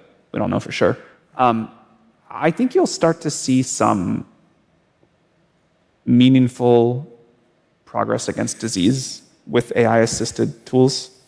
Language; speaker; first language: English; native; English